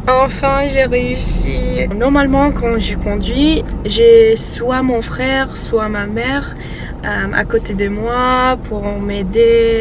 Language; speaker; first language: French; non-native, fluent; English